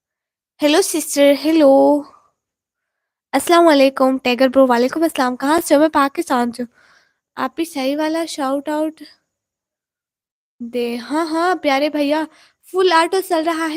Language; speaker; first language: Hindi; non-native, local second language; Punjabi